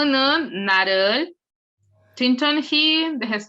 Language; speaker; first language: Korean; non-native, fluent; Spanish